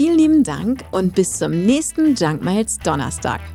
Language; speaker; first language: German; native; German